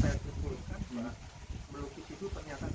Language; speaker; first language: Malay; non-native, local second language; Javanese